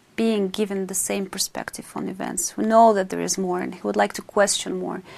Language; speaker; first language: English; non-native, fluent; Russian